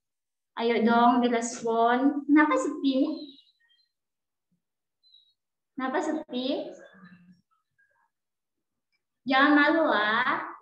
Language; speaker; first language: Indonesian; native; Indonesian